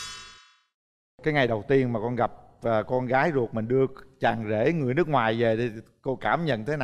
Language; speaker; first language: Vietnamese; native; Vietnamese